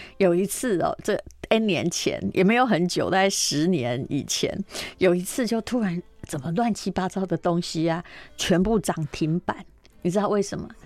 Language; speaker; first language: Chinese; native; Chinese